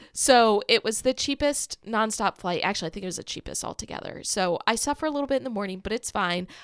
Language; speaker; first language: English; native; English